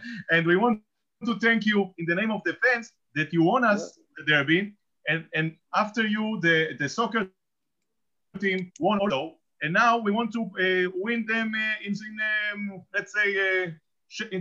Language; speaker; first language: English; non-native, learner; Hebrew